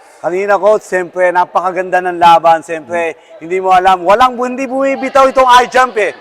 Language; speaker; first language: Filipino; non-native, local second language; Cebuano